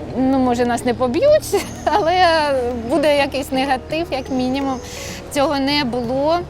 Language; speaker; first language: Ukrainian; non-native, local second language; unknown